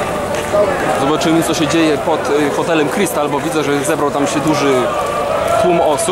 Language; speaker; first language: Polish; native; Polish